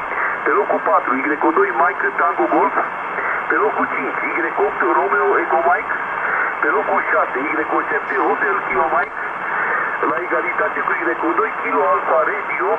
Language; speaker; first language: Romanian; native; Romanian